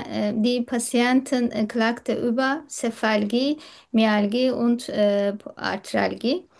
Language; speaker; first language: German; non-native, learner; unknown